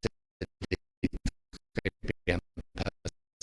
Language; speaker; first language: French; non-native, fluent; English